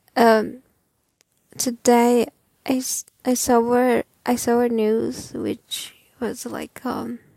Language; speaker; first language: English; non-native, learner; Japanese